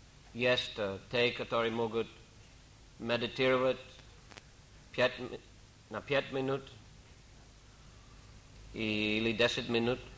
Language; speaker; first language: Russian; non-native, fluent; English